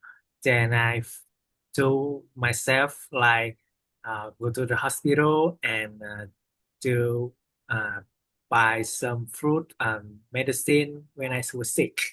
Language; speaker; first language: English; non-native, learner; Vietnamese